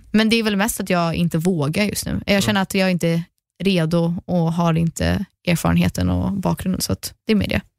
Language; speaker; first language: Swedish; early bilingual, heritage; Swedish